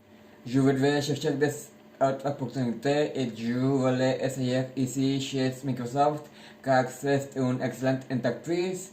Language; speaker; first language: French; non-native, learner; Spanish